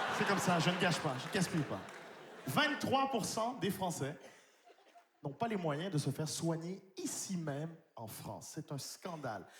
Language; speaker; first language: French; native; French